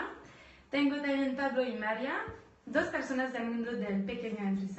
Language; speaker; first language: Spanish; non-native, learner; French